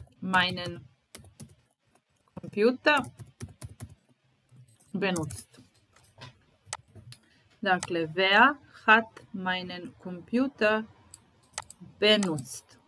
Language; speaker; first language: German; non-native, fluent; Serbian